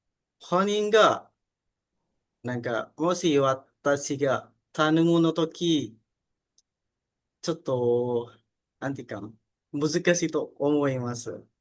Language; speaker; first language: Japanese; non-native, learner; Indonesian